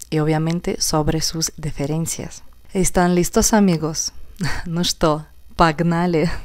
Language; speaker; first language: Spanish; non-native, fluent; Russian